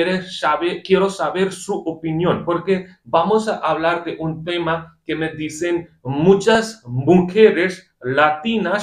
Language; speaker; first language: Spanish; non-native, fluent; Hindi